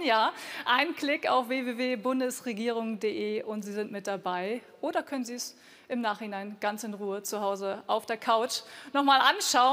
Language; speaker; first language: German; native; German